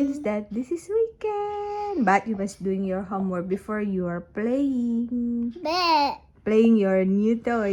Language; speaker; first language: English; non-native, learner; Indonesian